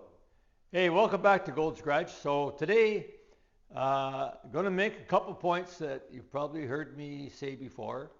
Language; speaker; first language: English; native; English